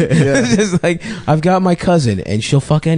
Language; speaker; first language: English; native; English